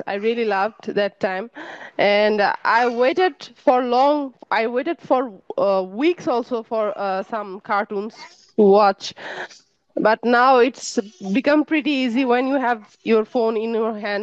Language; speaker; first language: English; non-native, learner; Bangla